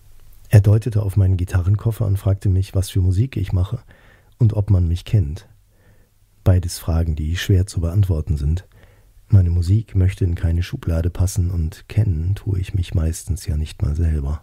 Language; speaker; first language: German; native; German